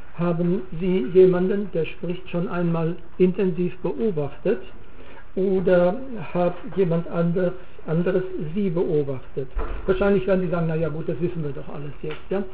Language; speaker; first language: German; native; German